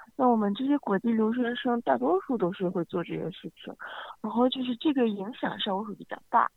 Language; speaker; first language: Chinese; native; Chinese